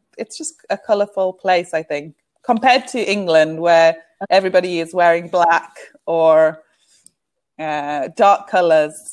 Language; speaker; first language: English; native; English